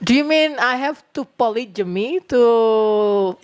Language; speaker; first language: English; non-native, learner; Indonesian